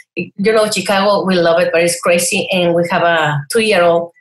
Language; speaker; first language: English; non-native, fluent; Spanish